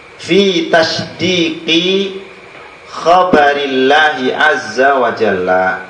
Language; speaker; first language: Arabic; non-native, fluent; Indonesian